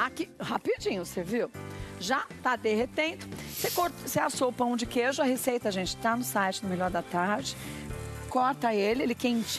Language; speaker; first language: Portuguese; native; Portuguese